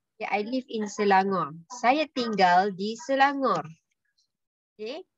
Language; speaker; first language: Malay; native; Malay